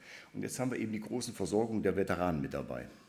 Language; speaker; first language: German; native; German